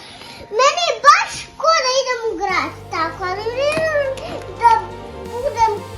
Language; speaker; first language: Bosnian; early bilingual, heritage; Serbian